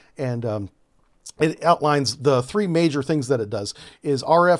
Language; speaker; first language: English; native; English